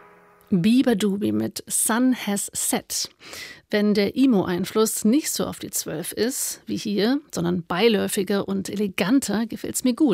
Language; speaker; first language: German; native; German